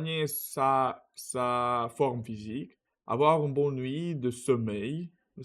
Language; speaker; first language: French; non-native, learner; Russian